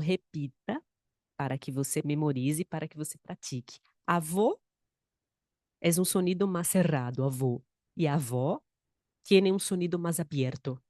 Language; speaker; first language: Portuguese; non-native, fluent; Spanish